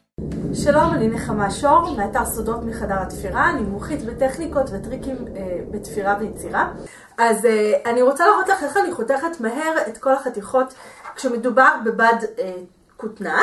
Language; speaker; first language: Hebrew; native; Hebrew